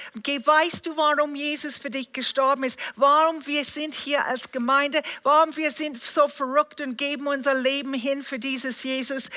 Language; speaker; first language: German; non-native, fluent; English